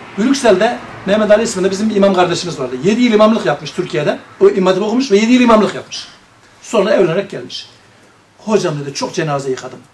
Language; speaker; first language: Turkish; native; Turkish